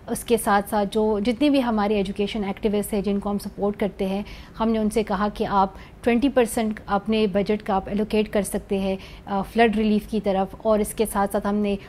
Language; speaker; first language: Urdu; non-native, local second language; Pashto